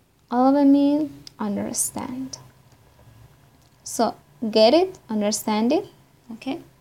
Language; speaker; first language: English; non-native, fluent; Persian